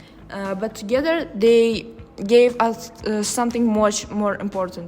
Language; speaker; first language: English; non-native, fluent; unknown